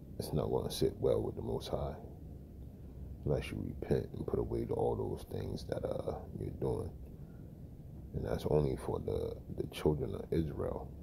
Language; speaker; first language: English; native; English